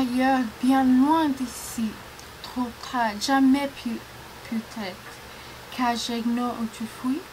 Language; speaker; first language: French; non-native, learner; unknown